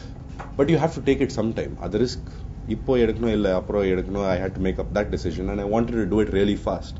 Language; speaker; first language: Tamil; non-native, learner; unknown